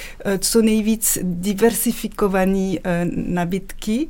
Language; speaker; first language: Czech; non-native, fluent; French